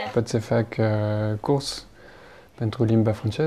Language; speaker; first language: Romanian; non-native, learner; French